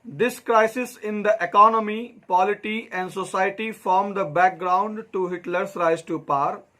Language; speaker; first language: English; non-native, local second language; Hindi